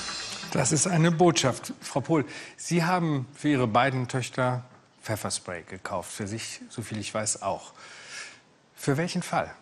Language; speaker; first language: German; native; German